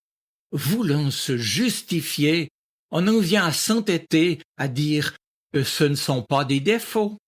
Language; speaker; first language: French; native; French